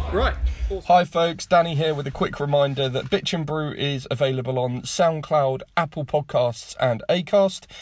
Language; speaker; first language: English; native; English